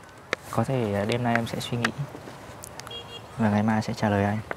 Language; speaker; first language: Vietnamese; native; Vietnamese